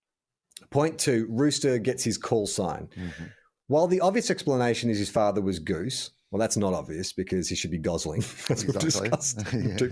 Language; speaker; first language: English; native; English